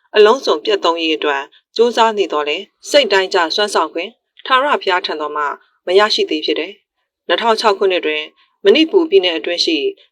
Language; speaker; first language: Burmese; non-native, local second language; Tedim Chin